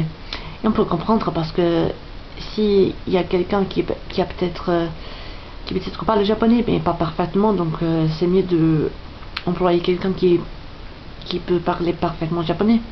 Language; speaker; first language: French; non-native, fluent; English